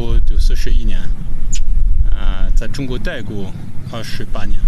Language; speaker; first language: Chinese; non-native, fluent; French